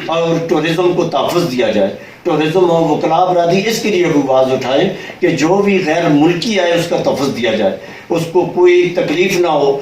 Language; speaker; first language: Urdu; non-native, local second language; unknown